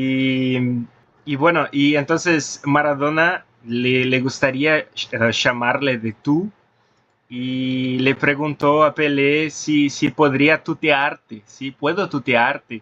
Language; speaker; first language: Spanish; non-native, fluent; Portuguese